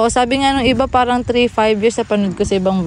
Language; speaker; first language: Filipino; native; Filipino